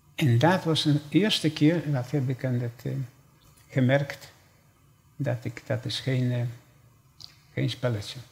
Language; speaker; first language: Dutch; non-native, fluent; Polish